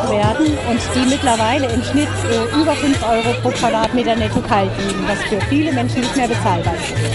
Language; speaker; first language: German; native; German